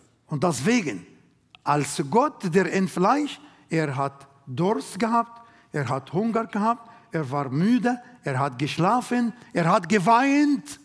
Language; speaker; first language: German; non-native, learner; Arabic